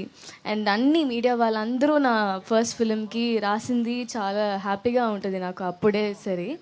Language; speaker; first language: Telugu; non-native, learner; Tamil